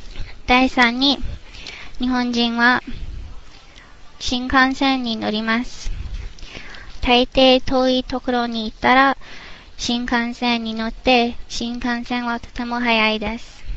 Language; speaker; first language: Japanese; non-native, learner; English